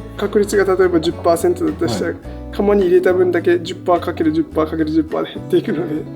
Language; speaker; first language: Japanese; native; Japanese